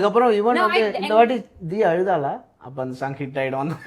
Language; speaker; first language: Tamil; native; Tamil